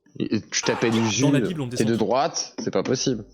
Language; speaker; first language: French; native; French